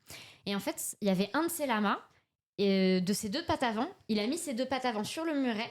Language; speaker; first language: French; native; French